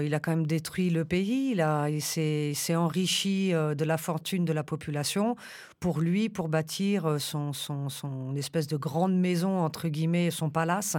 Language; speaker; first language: French; early bilingual, other home language; Romanian